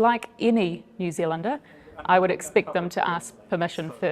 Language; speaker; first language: English; native; English